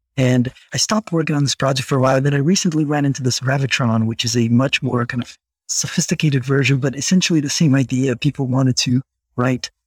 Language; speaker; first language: English; non-native, fluent; Portuguese